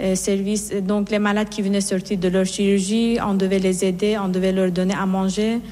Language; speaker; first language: French; non-native, fluent; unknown